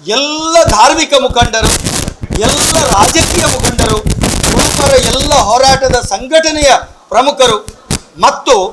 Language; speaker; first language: Kannada; non-native, local second language; Tulu